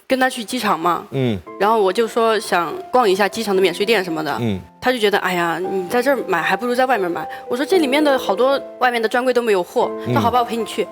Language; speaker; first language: Chinese; native; Chinese